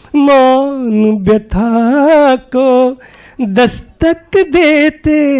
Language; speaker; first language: Hindi; native; Hindi